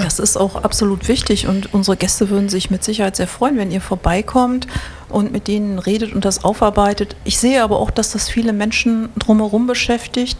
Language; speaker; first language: German; native; German